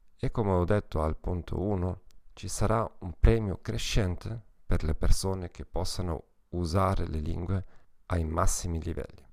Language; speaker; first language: Italian; non-native, learner; German